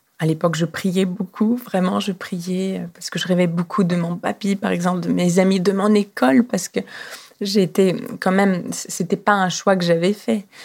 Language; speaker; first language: French; non-native, fluent; Russian